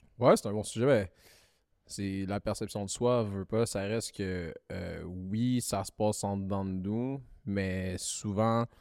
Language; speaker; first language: French; early bilingual, other home language; Malagasy